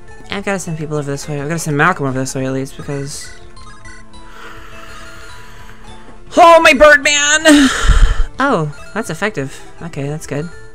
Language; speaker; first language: English; native; English